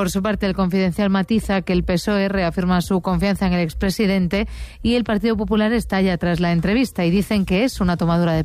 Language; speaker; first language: Spanish; native; Spanish